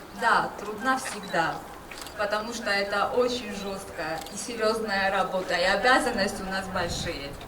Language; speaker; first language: Russian; non-native, fluent; Georgian